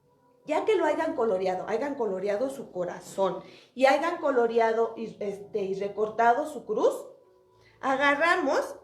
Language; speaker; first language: Spanish; native; Spanish